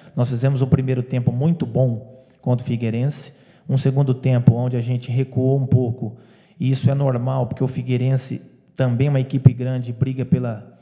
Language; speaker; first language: Portuguese; native; Portuguese